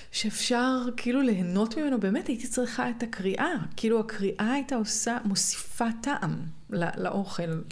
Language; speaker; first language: Hebrew; native; Hebrew